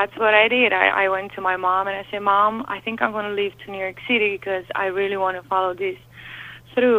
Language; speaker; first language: English; non-native, fluent; Romanian